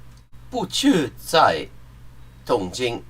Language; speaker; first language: Chinese; non-native, learner; English